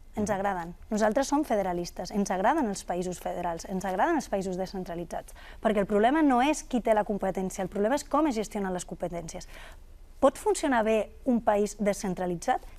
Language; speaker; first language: Catalan; non-native, local second language; Spanish